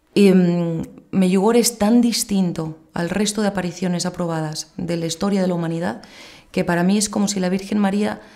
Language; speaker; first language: Spanish; native; Spanish